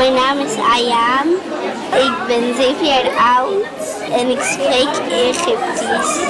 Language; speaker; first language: Dutch; early bilingual, other home language; Arabic